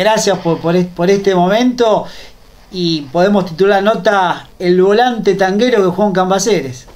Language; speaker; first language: Spanish; native; Spanish